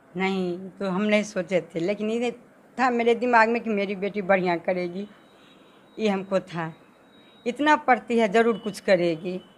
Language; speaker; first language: Hindi; native; Hindi